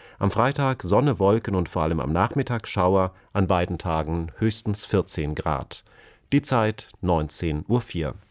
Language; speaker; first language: German; native; German